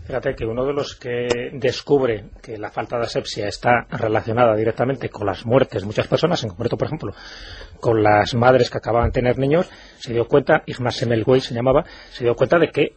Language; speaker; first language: Spanish; native; Spanish